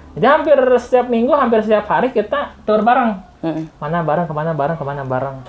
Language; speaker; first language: Indonesian; non-native, local second language; Sundanese